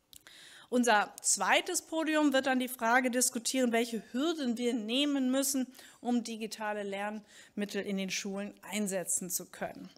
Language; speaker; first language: German; native; German